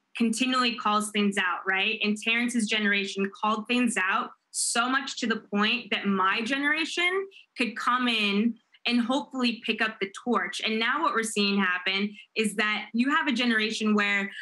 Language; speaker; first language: English; native; English